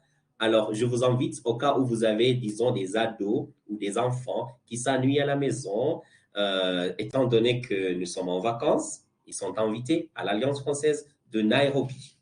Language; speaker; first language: French; non-native, fluent; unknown